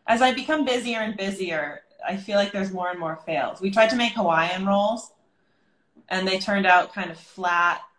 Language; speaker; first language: English; native; English